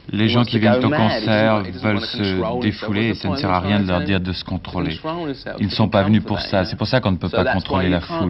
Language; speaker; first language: French; native; French